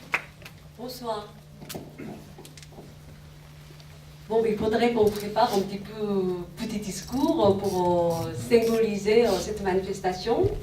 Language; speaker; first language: French; non-native, fluent; Korean